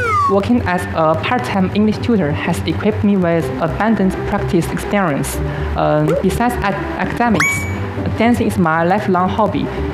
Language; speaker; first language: English; non-native, fluent; Chinese